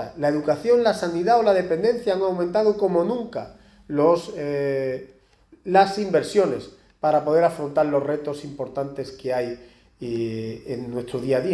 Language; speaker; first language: Spanish; native; Spanish